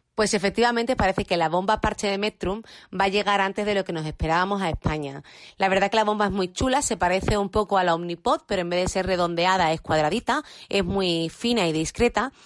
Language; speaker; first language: Spanish; native; Spanish